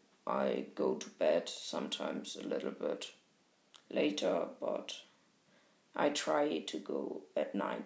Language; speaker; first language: English; non-native, fluent; German